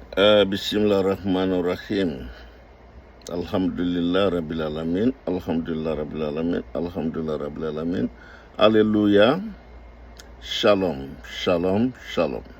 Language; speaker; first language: French; non-native, local second language; Dyula